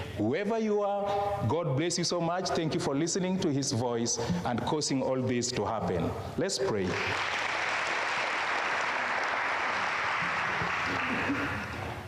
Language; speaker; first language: English; non-native, local second language; Luo (Kenya and Tanzania)